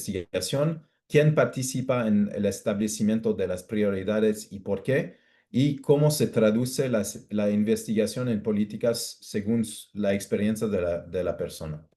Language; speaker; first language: Spanish; non-native, fluent; English